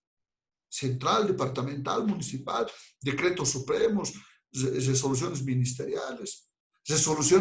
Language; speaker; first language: Spanish; native; Spanish